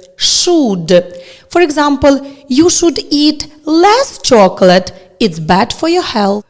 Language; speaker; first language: English; non-native, fluent; Ukrainian